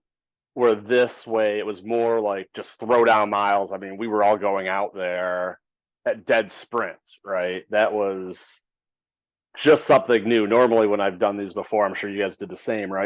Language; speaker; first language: English; native; English